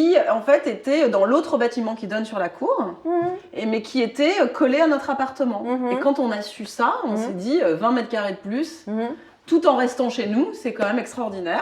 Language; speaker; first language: French; native; French